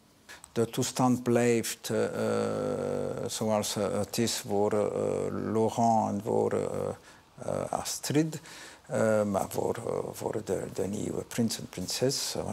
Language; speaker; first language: Dutch; non-native, local second language; French